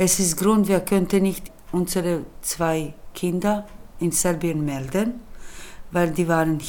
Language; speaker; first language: German; early bilingual, other home language; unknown